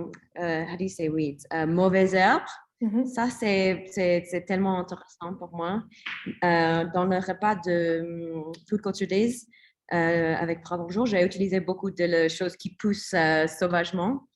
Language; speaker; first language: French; non-native, learner; English